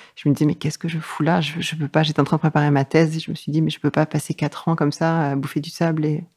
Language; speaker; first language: French; native; French